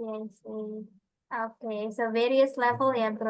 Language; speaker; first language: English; non-native, fluent; Indonesian